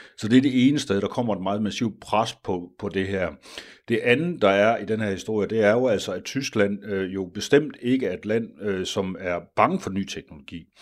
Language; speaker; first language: Danish; native; Danish